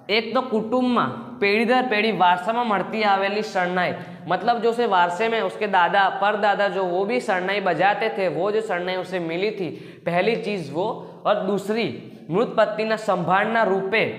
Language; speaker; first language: Hindi; non-native, local second language; Gujarati